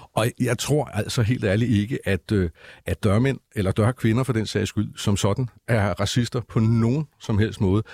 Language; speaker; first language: Danish; native; Danish